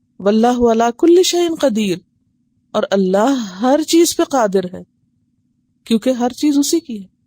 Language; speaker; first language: Urdu; native; Urdu